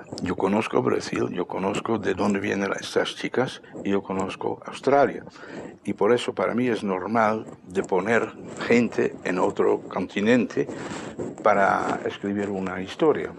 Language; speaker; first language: Spanish; non-native, fluent; Dutch